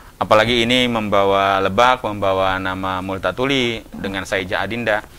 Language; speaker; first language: Indonesian; native; Indonesian